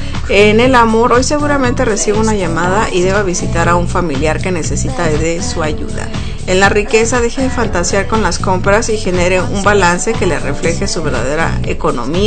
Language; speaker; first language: Spanish; native; Spanish